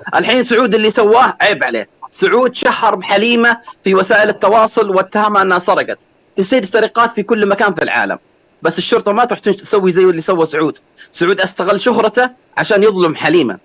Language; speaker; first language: Arabic; native; Arabic